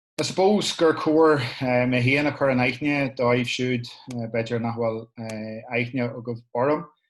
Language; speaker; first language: Irish; non-native, local second language; English